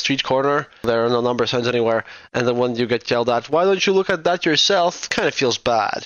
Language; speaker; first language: English; non-native, fluent; Russian